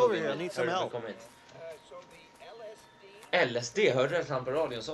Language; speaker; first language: Swedish; native; Swedish